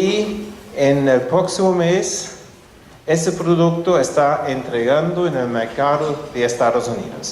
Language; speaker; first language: Spanish; non-native, fluent; German